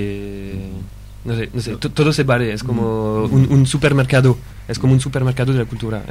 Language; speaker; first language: Spanish; non-native, fluent; French